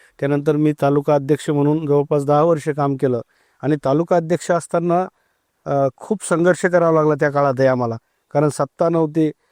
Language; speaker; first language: Marathi; native; Marathi